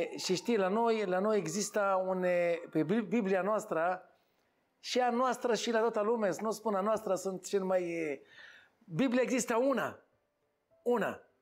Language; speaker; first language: Romanian; non-native, learner; Hebrew